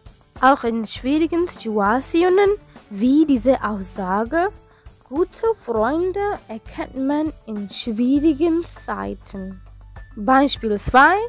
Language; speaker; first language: German; non-native, learner; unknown